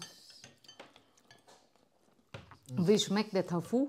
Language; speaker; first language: German; non-native, learner; Vietnamese